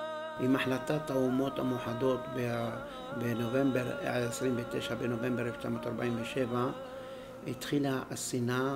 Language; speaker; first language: Hebrew; non-native, fluent; Arabic